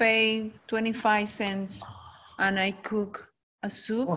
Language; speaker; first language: English; non-native, learner; Spanish